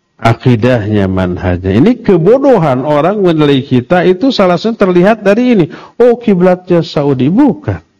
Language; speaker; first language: Indonesian; non-native, local second language; Sundanese